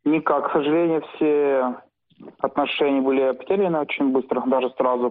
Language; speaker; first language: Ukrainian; non-native, local second language; Russian